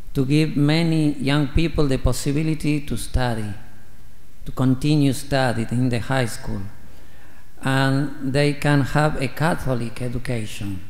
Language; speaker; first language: English; non-native, learner; Spanish